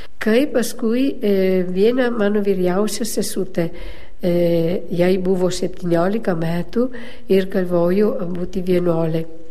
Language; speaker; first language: Lithuanian; non-native, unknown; Italian